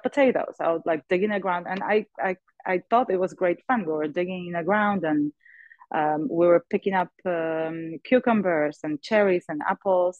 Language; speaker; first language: English; non-native, fluent; Polish